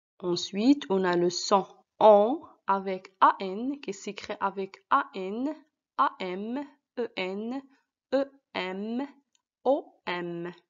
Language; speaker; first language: French; non-native, local second language; Arabic